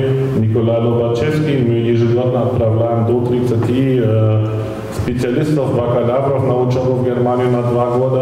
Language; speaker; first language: Russian; non-native, fluent; German